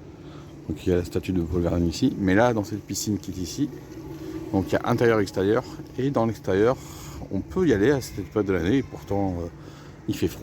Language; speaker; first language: French; native; French